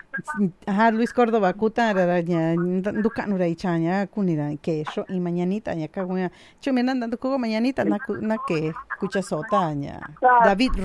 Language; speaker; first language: Spanish; non-native, local second language; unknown